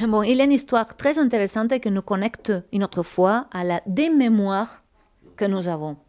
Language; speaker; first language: French; non-native, fluent; Spanish